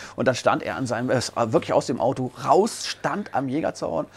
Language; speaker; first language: German; native; German